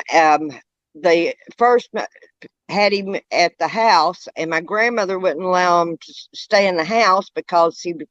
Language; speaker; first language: English; native; English